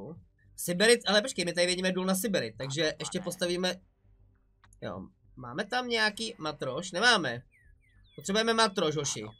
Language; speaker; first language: Czech; native; Czech